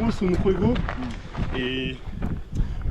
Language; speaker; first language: Spanish; non-native, learner; French